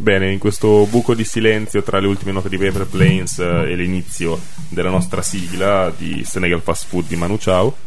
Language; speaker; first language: Italian; native; Italian